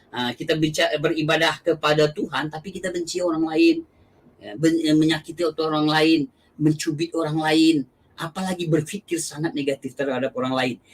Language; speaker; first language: Indonesian; non-native, local second language; Achinese